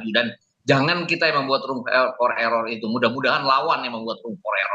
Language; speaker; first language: Indonesian; native; Indonesian